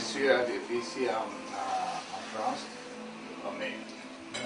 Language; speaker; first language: French; non-native, fluent; Hindi